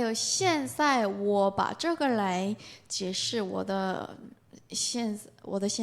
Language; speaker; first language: Chinese; non-native, learner; Korean